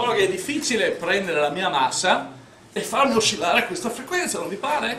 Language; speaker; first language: Italian; native; Italian